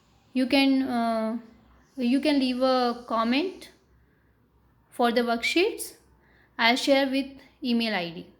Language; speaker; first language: English; non-native, local second language; Hindi